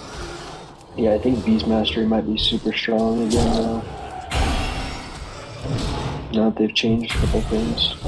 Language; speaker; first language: English; native; English